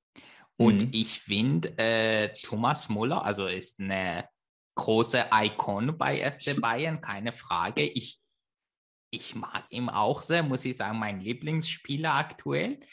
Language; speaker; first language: German; non-native, fluent; Persian